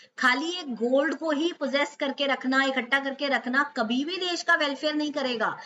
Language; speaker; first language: Hindi; native; Hindi